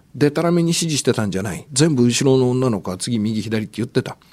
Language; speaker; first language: Japanese; native; Japanese